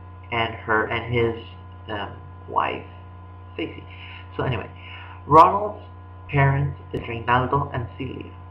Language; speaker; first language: English; early bilingual, other home language; Spanish